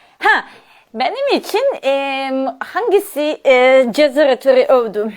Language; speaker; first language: Turkish; non-native, learner; Serbian